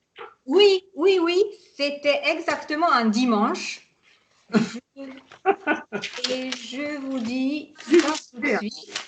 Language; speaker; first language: French; non-native, fluent; Hungarian